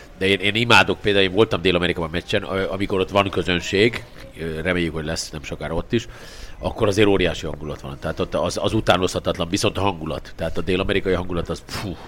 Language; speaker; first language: Hungarian; native; Hungarian